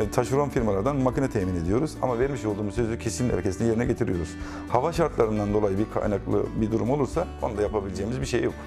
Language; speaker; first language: Turkish; native; Turkish